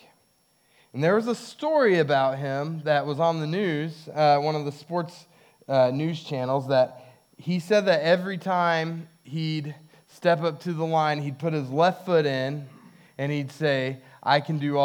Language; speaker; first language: English; native; English